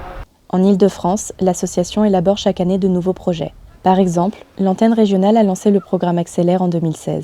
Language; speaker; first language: French; native; French